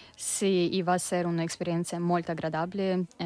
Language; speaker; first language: Catalan; non-native, learner; Russian